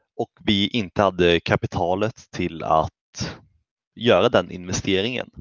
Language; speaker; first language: Swedish; native; Swedish